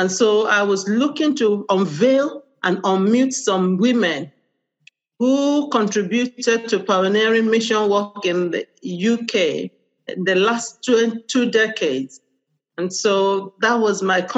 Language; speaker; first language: English; non-native, local second language; Yoruba